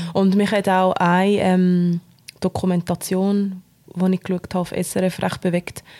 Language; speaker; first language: German; native; German